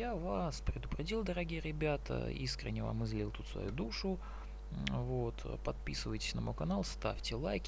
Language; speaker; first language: Russian; native; Russian